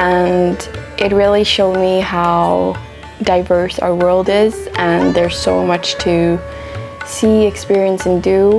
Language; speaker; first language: English; non-native, fluent; Swedish